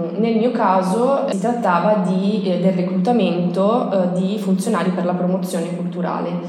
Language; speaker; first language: Italian; native; Italian